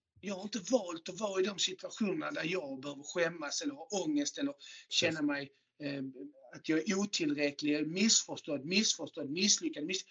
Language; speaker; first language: Swedish; native; Swedish